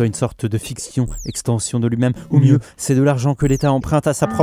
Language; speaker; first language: French; native; French